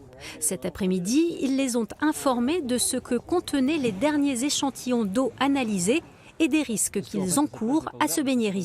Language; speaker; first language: French; native; French